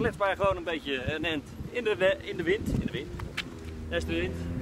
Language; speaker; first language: Dutch; native; Dutch